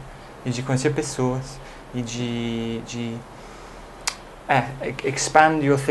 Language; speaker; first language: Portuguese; non-native, fluent; English